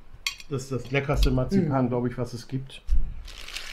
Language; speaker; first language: German; native; German